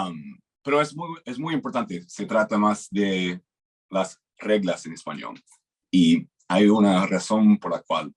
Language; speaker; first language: Spanish; non-native, fluent; English